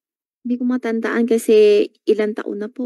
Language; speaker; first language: Filipino; non-native, learner; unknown